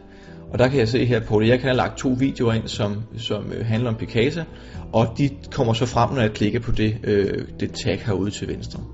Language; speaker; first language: Danish; native; Danish